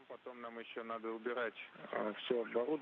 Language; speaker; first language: Russian; native; Russian